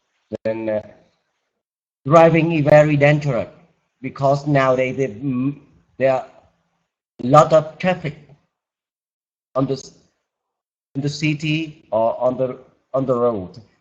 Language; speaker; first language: English; non-native, learner; Vietnamese